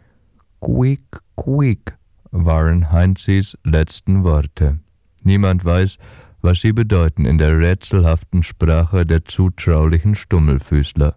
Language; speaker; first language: German; native; German